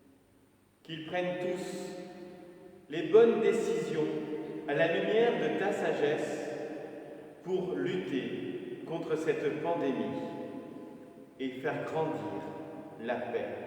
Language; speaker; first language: French; native; French